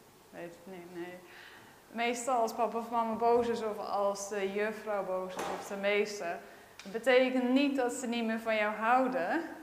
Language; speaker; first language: Dutch; native; Dutch